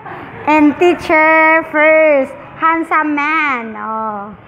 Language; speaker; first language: English; non-native, local second language; Filipino